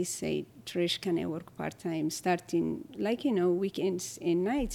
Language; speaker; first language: English; non-native, learner; Tigrinya